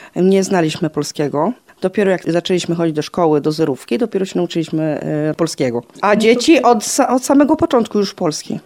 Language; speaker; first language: Polish; non-native, local second language; Romany